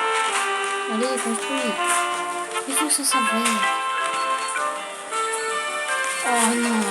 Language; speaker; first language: French; native; French